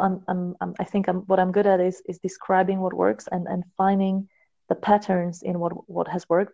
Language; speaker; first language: English; non-native, fluent; Slovak